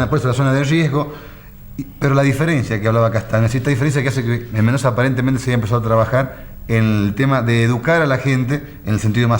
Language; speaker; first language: Spanish; native; Spanish